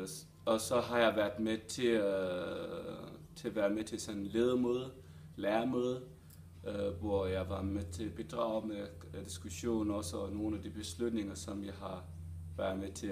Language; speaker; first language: Danish; non-native, fluent; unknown